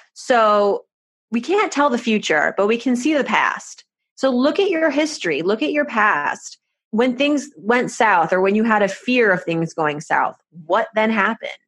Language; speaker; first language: English; early bilingual, other home language; Persian